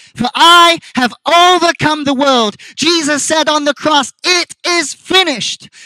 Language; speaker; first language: English; non-native, fluent; Korean